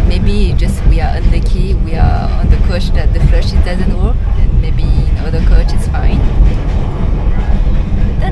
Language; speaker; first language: English; non-native, fluent; French